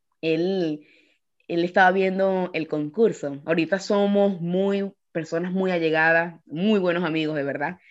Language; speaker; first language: Spanish; native; Spanish